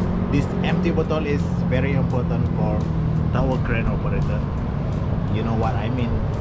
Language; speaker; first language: English; non-native, local second language; Malay